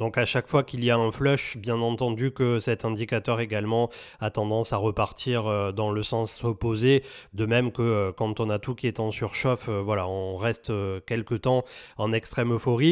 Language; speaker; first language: French; native; French